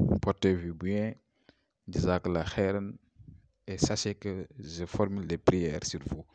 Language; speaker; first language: French; non-native, local second language; Wolof